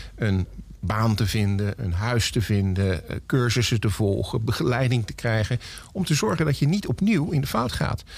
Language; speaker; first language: Dutch; native; Dutch